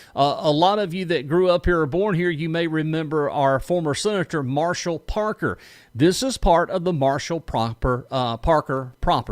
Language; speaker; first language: English; native; English